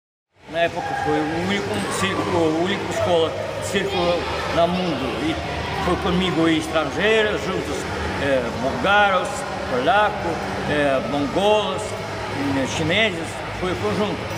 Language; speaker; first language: Portuguese; non-native, learner; Russian